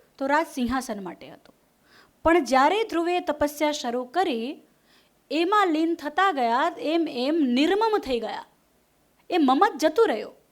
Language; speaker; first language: Gujarati; non-native, local second language; Hindi